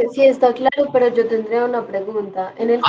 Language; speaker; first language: Spanish; native; Spanish